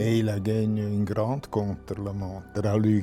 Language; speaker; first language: French; non-native, local second language; German